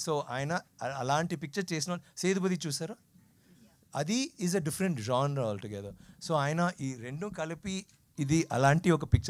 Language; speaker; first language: Telugu; non-native, learner; Tamil